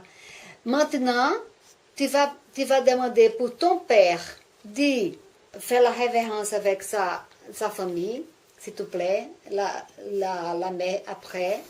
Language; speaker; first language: French; non-native, learner; Portuguese